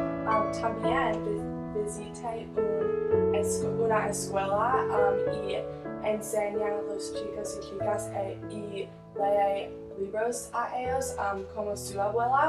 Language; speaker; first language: Spanish; non-native, learner; English